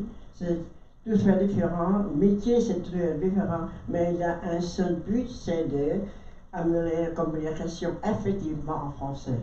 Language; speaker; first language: French; non-native, learner; Vietnamese